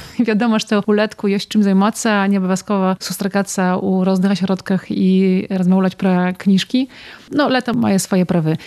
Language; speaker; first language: Belarusian; native; Belarusian